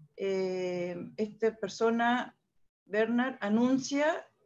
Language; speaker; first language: Spanish; native; Spanish